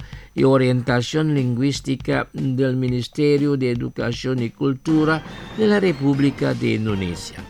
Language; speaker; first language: Spanish; non-native, fluent; Indonesian